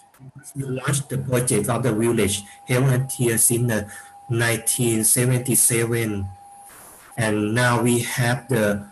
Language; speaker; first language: English; non-native, fluent; Thai